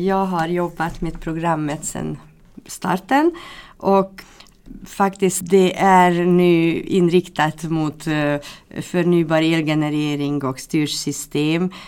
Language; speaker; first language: Swedish; non-native, fluent; Hungarian